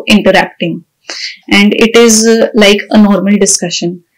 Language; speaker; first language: Hindi; native; Hindi